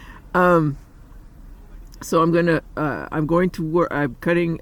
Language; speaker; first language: English; native; English